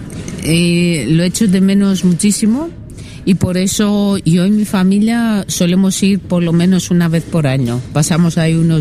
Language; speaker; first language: Spanish; non-native, fluent; Greek